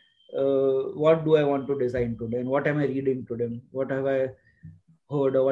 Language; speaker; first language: English; non-native, local second language; Gujarati